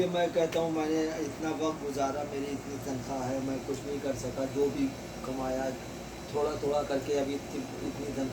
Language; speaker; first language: Hindi; native; Hindi